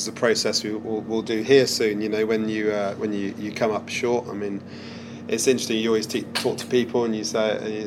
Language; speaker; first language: English; native; English